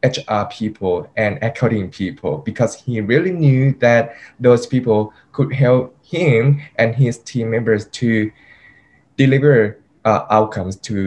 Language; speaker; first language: English; non-native, fluent; Thai